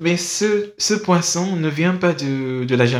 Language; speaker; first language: French; non-native, fluent; English